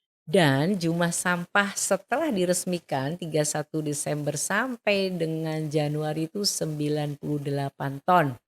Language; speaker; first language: Indonesian; native; Indonesian